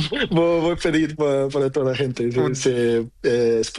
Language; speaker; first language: Spanish; non-native, learner; Portuguese